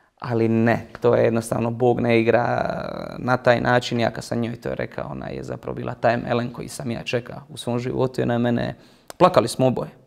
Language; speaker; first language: Croatian; native; Croatian